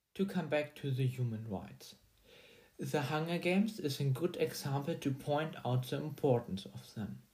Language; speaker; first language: English; non-native, fluent; German